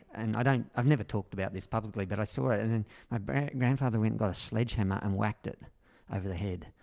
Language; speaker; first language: English; native; English